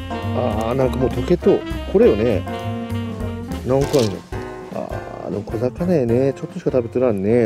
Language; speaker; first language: Japanese; native; Japanese